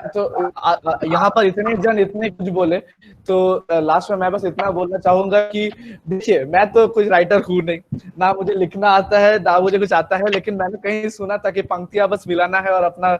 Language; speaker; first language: Hindi; non-native, local second language; Bangla